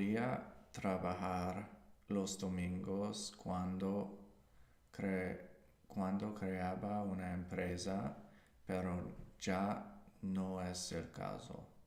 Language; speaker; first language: Spanish; non-native, learner; English